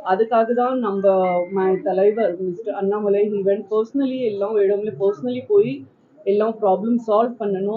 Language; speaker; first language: Tamil; non-native, learner; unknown